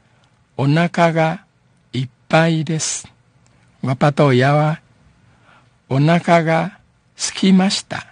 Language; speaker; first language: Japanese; non-native, fluent; Min Nan Chinese